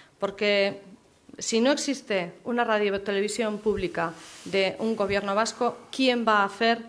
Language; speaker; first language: Spanish; native; Spanish